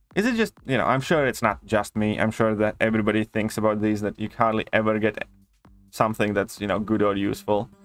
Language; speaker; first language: English; non-native, fluent; Latvian